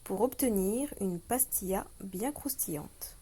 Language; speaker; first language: French; non-native, local second language; Arabic